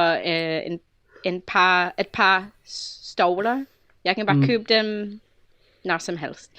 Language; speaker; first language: Danish; non-native, fluent; English